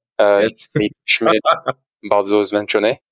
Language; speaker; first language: Polish; non-native, learner; French